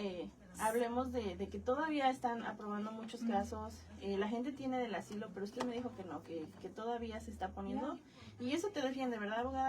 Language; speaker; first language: Spanish; native; Spanish